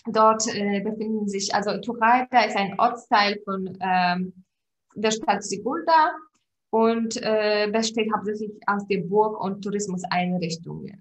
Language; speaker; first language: German; non-native, fluent; Polish